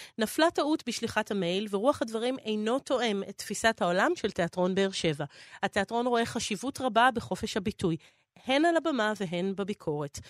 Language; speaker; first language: Hebrew; native; Hebrew